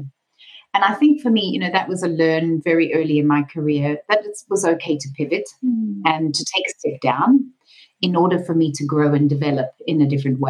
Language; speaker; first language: English; native; English